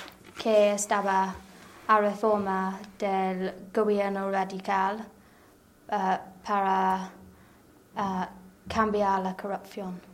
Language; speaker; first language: Spanish; non-native, learner; English